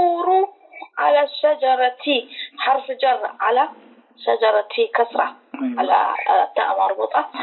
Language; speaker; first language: Arabic; non-native, learner; Tigrinya